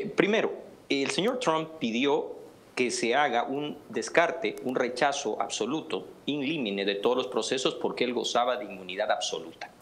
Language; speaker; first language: Spanish; native; Spanish